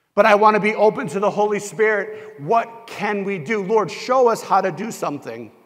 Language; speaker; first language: English; native; English